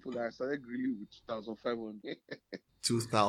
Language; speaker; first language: English; non-native, local second language; Yoruba